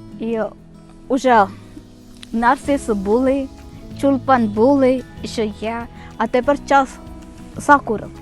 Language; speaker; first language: Ukrainian; non-native, fluent; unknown